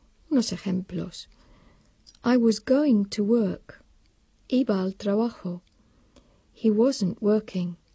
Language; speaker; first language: English; native; English